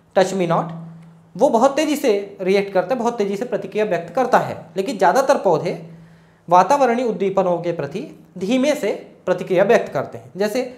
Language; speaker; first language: Hindi; native; Hindi